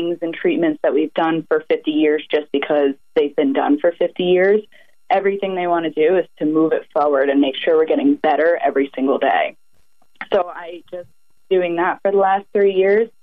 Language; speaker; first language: English; native; English